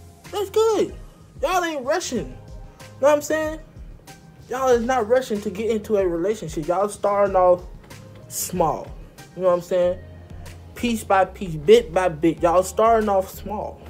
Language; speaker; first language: English; native; English